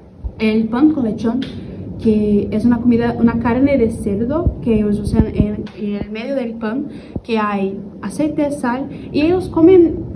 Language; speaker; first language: Spanish; non-native, learner; Portuguese